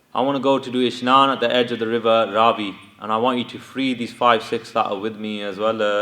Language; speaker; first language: English; early bilingual, other home language; Punjabi